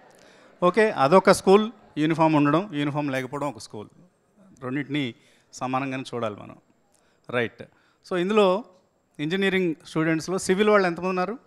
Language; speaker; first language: Telugu; native; Telugu